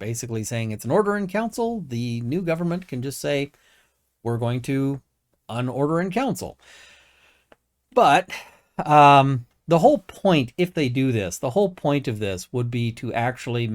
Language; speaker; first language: English; native; English